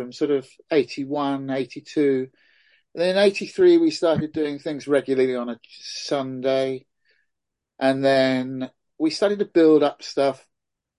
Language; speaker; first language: English; native; English